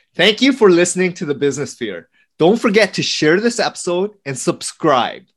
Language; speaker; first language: English; early bilingual, other home language; Vietnamese